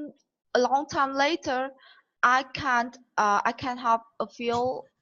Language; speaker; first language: English; non-native, learner; Vietnamese